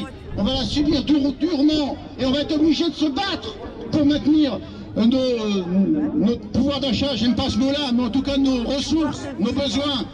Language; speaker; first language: French; native; French